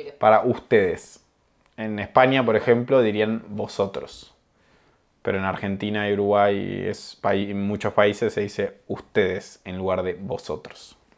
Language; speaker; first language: Spanish; native; Spanish